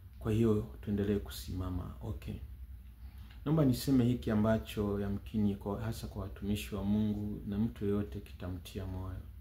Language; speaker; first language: Swahili; native; Swahili